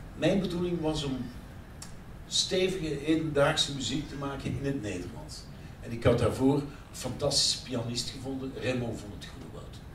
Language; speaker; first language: Dutch; native; Dutch